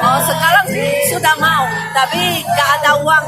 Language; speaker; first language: Indonesian; non-native, learner; Chinese